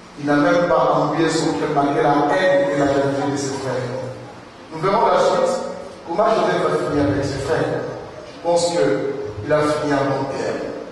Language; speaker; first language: French; non-native, local second language; Lingala